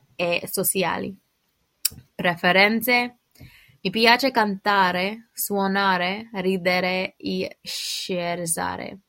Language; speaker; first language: Italian; non-native, learner; English